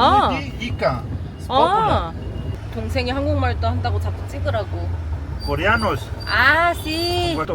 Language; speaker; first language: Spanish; non-native, learner; Korean